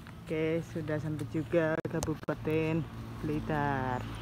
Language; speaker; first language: Indonesian; non-native, fluent; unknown